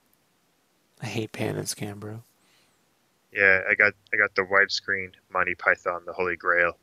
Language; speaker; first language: English; native; English